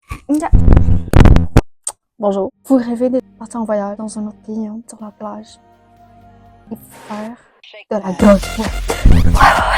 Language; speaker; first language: French; native; French